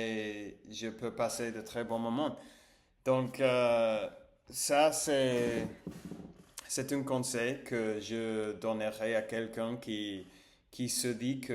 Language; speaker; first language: French; non-native, learner; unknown